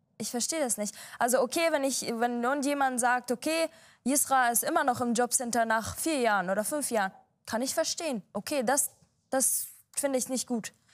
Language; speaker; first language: German; non-native, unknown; Arabic